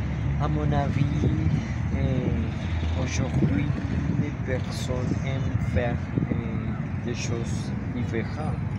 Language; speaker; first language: French; non-native, learner; Spanish